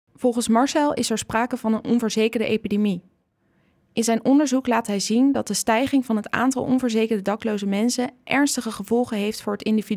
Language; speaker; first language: Dutch; native; Dutch